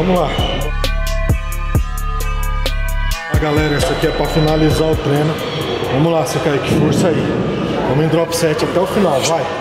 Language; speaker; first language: Portuguese; native; Portuguese